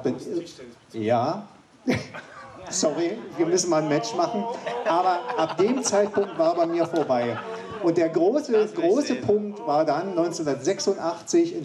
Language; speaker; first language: German; native; German